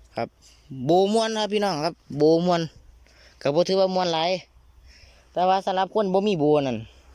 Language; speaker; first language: Thai; native; Thai